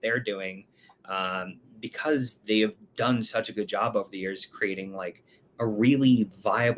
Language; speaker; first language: English; native; English